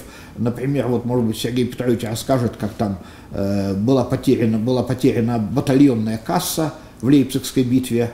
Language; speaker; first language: Russian; native; Russian